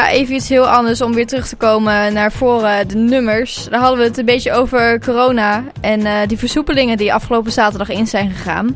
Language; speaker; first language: Dutch; native; Dutch